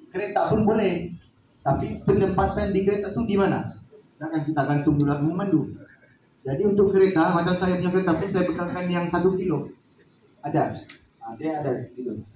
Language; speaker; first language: Malay; native; Malay